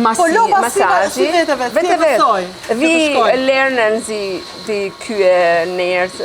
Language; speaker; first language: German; non-native, learner; Albanian